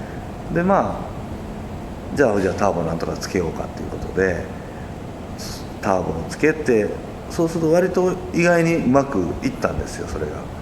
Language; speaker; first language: Japanese; native; Japanese